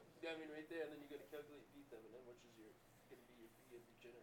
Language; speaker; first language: English; native; English